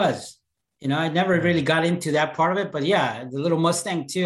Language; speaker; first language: English; native; English